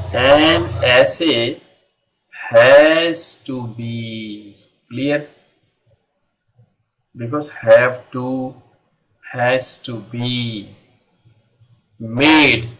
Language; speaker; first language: English; non-native, local second language; Hindi